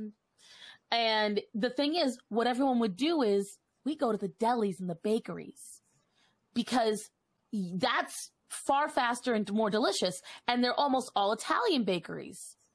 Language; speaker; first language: English; native; English